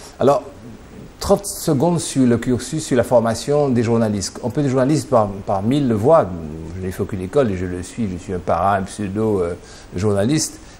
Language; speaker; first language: French; native; French